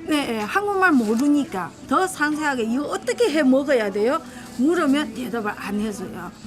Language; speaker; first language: Korean; non-native, fluent; Chinese